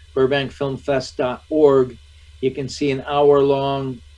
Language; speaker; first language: English; native; English